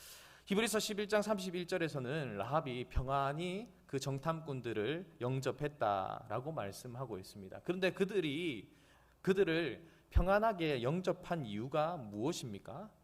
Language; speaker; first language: Korean; native; Korean